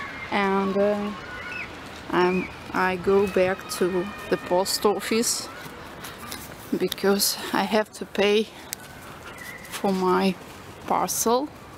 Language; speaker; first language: English; non-native, learner; Russian